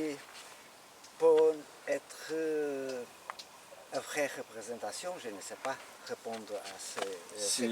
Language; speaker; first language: French; non-native, learner; Portuguese